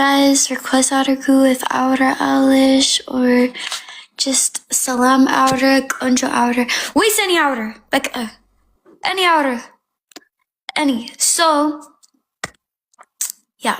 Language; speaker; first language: English; non-native, learner; Amharic